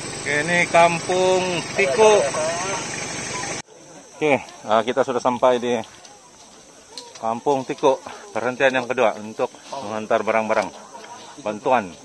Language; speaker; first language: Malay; non-native, local second language; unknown